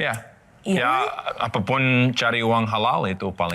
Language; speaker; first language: Indonesian; non-native, learner; English